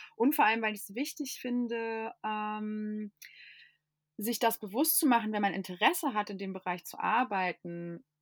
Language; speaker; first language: German; non-native, fluent; English